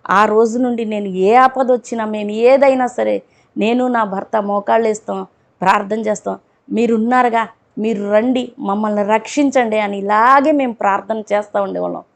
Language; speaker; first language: Telugu; non-native, local second language; Urdu